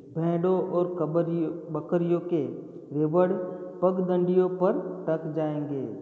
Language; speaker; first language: Hindi; non-native, local second language; Gujarati